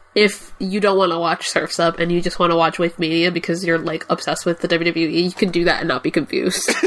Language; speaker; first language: English; non-native, fluent; Spanish